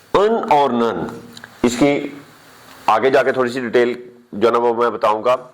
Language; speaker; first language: Urdu; non-native, local second language; Punjabi